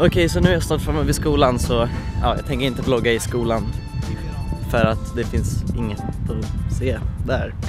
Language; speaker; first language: Swedish; native; Swedish